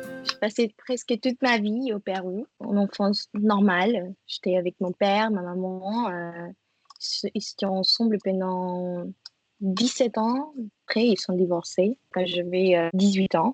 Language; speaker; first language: French; non-native, fluent; Spanish